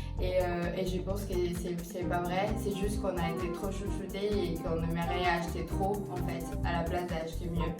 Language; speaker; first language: French; non-native, fluent; Spanish